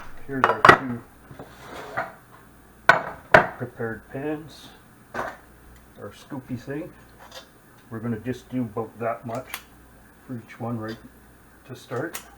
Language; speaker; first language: English; native; English